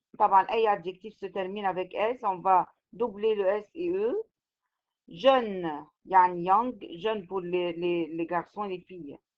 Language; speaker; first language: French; non-native, fluent; Arabic